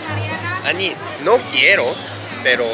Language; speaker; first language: Spanish; non-native, learner; Japanese